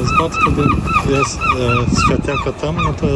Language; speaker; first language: Polish; non-native, learner; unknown